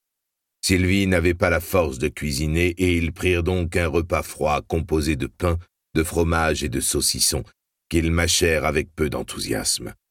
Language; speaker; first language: French; native; French